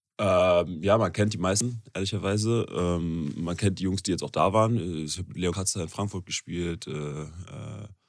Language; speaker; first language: German; native; German